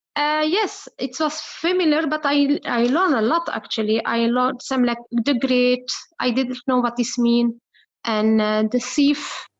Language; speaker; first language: English; non-native, learner; Arabic